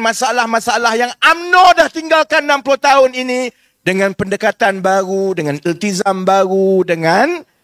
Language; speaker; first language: Malay; native; Malay